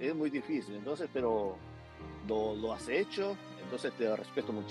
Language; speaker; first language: Spanish; non-native, fluent; Japanese